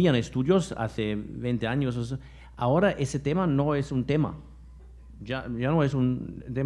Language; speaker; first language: Spanish; non-native, fluent; German